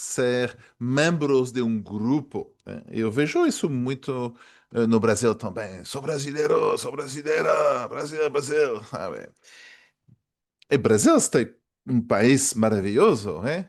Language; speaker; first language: Portuguese; non-native, fluent; French